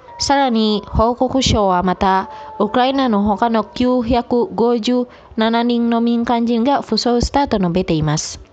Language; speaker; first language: Japanese; non-native, fluent; Indonesian